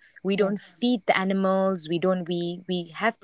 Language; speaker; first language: English; non-native, local second language; Tamil